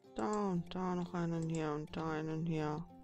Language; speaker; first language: German; native; German